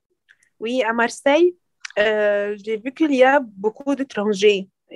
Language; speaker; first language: French; non-native, learner; Arabic